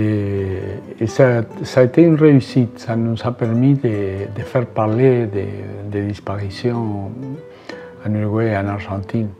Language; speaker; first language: French; non-native, fluent; Spanish